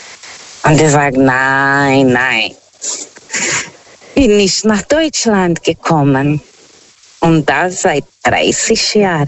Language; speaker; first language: German; non-native, fluent; Portuguese